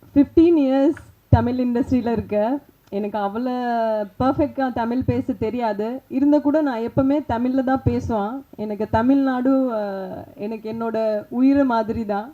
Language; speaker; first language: Tamil; non-native, fluent; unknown